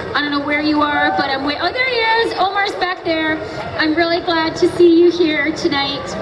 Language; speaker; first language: English; native; English